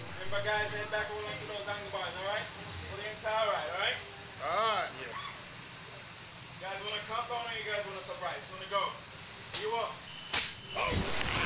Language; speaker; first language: English; native; English